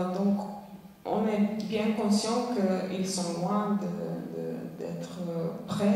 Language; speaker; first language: French; non-native, fluent; Slovenian